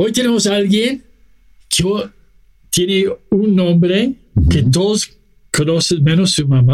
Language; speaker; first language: Spanish; non-native, fluent; English